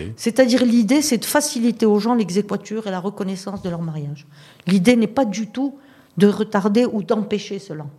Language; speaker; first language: French; non-native, local second language; Arabic